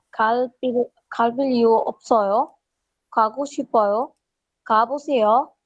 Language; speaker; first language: Korean; non-native, learner; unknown